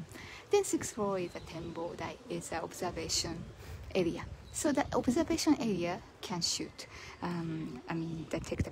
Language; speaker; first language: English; non-native, learner; Japanese